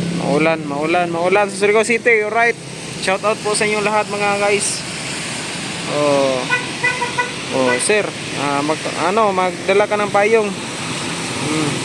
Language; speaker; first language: Filipino; non-native, local second language; Surigaonon